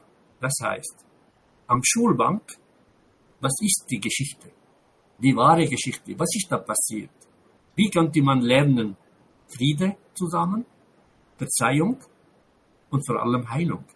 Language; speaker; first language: German; non-native, fluent; Arabic